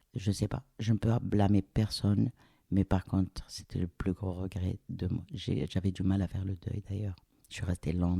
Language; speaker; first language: French; non-native, local second language; Arabic